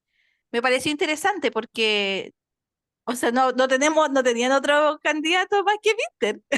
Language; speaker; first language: Spanish; native; Spanish